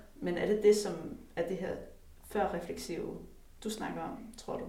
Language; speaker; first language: Danish; native; Danish